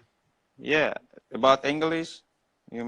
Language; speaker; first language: English; non-native, learner; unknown